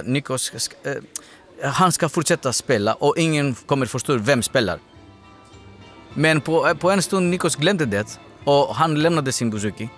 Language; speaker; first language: Swedish; non-native, fluent; Greek